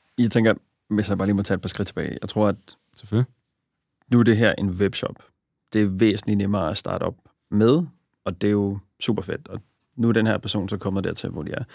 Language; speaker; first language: Danish; early bilingual, other home language; Bosnian